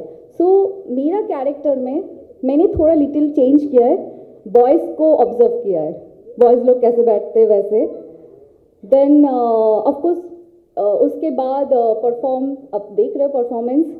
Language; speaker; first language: Hindi; non-native, local second language; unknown